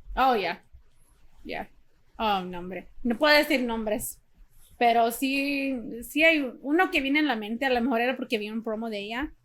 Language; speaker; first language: Spanish; early bilingual, heritage; Spanish